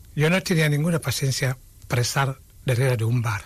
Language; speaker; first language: Catalan; non-native, fluent; Wolof